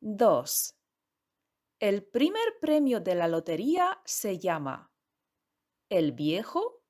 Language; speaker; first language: Spanish; non-native, fluent; Polish